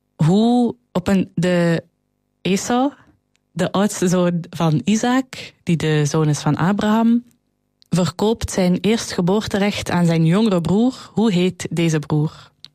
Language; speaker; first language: Dutch; native; Dutch